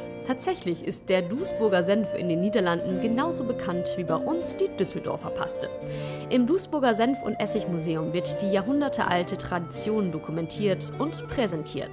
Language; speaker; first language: German; native; German